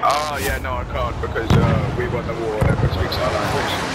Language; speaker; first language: English; native; English